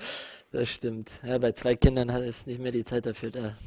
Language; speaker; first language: German; native; German